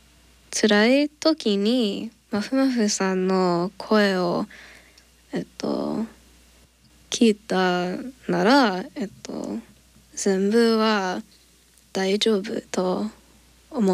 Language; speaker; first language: Japanese; non-native, learner; English